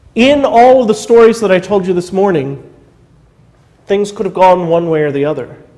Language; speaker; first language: English; native; English